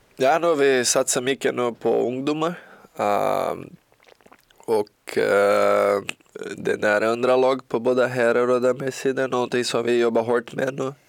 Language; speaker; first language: Swedish; non-native, learner; Portuguese